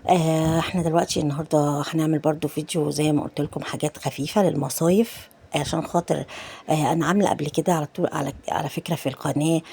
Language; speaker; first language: Arabic; native; Arabic